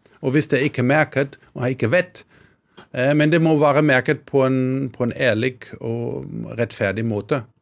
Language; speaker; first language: Norwegian; non-native, fluent; German